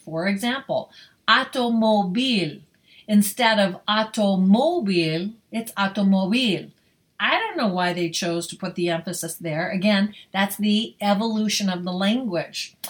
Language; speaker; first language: English; native; English